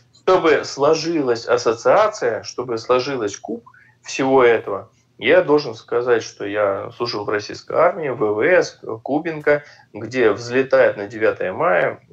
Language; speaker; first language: Russian; native; Russian